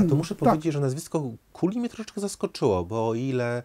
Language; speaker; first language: Polish; native; Polish